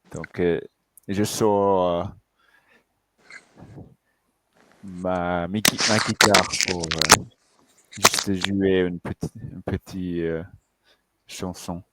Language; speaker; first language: French; non-native, fluent; English